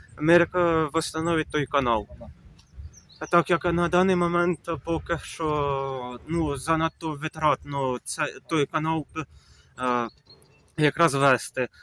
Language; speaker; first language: Ukrainian; native; Ukrainian